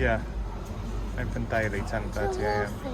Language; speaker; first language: English; native; English